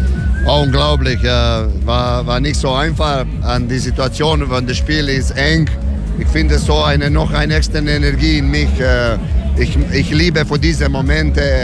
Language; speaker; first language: German; non-native, fluent; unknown